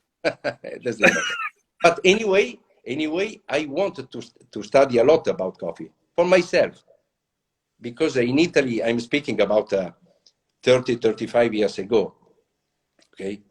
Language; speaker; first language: English; non-native, learner; Italian